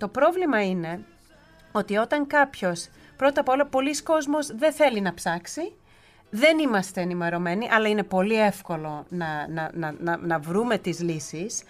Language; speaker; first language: Greek; early bilingual, heritage; Greek